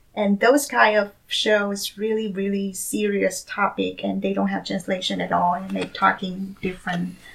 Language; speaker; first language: English; non-native, fluent; Vietnamese